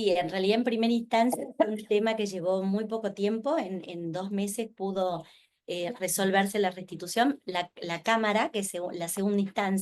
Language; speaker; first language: Spanish; native; Spanish